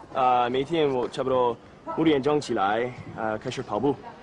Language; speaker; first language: Chinese; non-native, learner; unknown